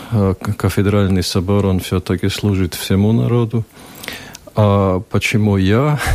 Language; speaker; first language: Russian; non-native, local second language; Latvian